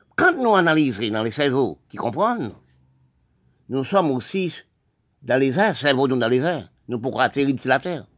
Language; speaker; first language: French; non-native, local second language; Haitian Creole